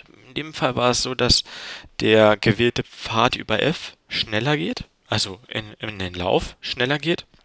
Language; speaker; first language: German; native; German